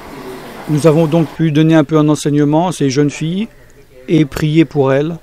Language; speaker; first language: French; native; French